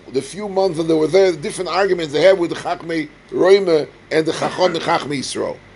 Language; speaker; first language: English; native; English